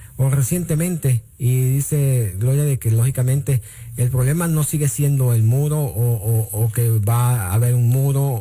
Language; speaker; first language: Spanish; native; Spanish